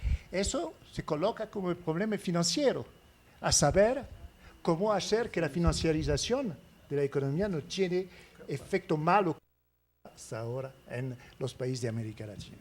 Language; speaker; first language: Spanish; non-native, fluent; French